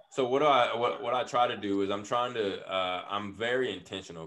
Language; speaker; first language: English; native; English